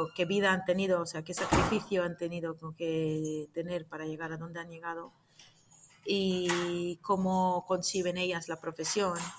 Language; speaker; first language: Spanish; non-native, fluent; Hebrew